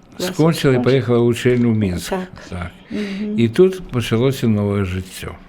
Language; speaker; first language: Belarusian; native; Belarusian